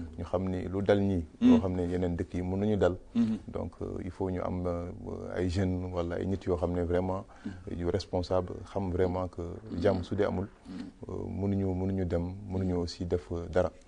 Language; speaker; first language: Wolof; non-native, local second language; Fula